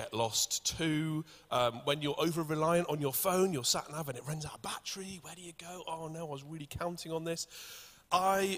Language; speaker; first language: English; native; English